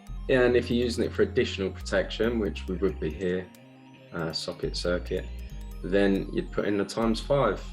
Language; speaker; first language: English; native; English